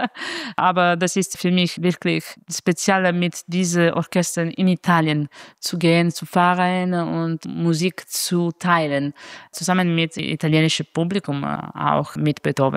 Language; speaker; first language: German; non-native, fluent; Italian